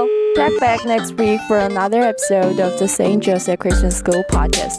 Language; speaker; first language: English; non-native, fluent; Korean